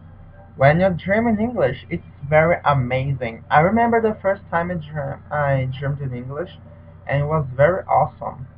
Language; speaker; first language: English; non-native, learner; Portuguese